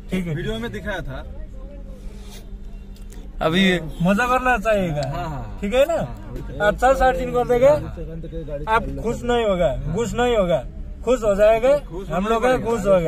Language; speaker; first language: Hindi; non-native, local second language; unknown